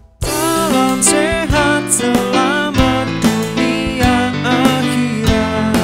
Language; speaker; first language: Indonesian; native; Indonesian